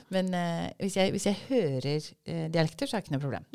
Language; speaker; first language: Norwegian; early bilingual, other home language; English